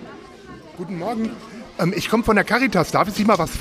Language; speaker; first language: German; native; German